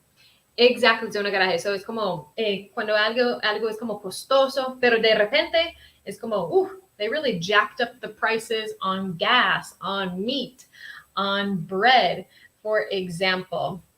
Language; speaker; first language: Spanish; early bilingual, heritage; Spanish